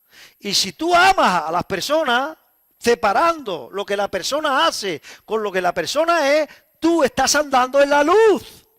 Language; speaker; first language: Spanish; native; Spanish